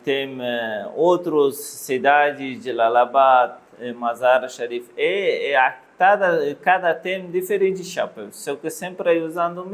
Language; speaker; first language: Portuguese; non-native, learner; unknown